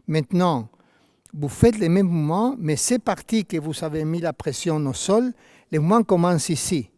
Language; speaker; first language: French; non-native, fluent; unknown